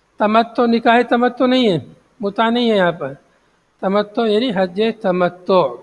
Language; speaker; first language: Urdu; native; Urdu